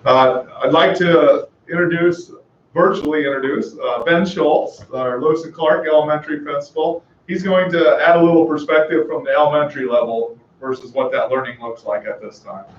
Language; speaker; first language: English; native; English